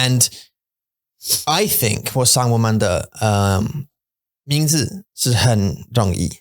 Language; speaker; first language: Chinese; non-native, learner; English